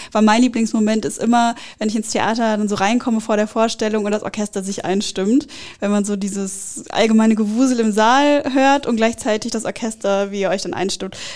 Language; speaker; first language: German; native; German